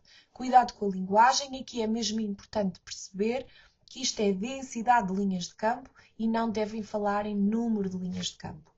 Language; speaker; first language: Portuguese; native; Portuguese